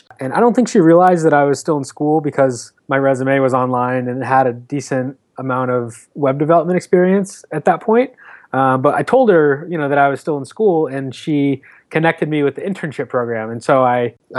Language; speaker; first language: English; native; English